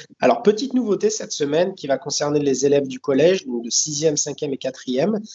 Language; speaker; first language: French; native; French